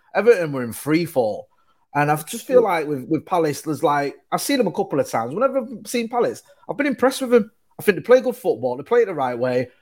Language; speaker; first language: English; native; English